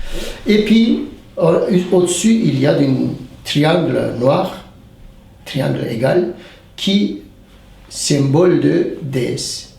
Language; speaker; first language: French; non-native, learner; Turkish